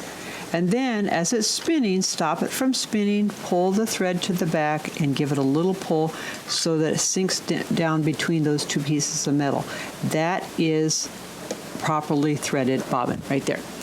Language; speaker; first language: English; native; English